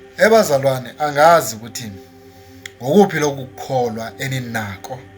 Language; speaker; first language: Zulu; non-native, local second language; Xhosa